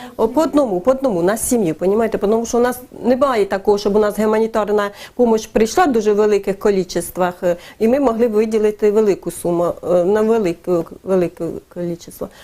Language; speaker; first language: Ukrainian; native; Ukrainian